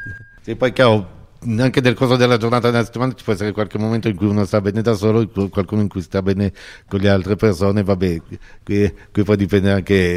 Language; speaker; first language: Italian; native; Italian